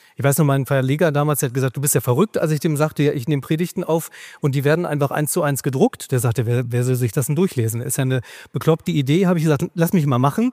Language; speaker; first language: German; native; German